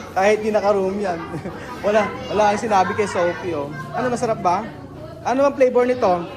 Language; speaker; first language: Filipino; native; Filipino